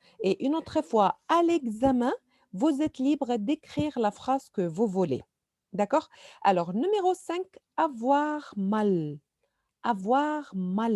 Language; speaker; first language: French; non-native, fluent; Arabic